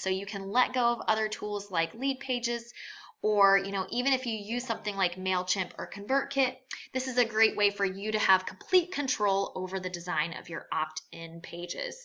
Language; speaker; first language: English; native; English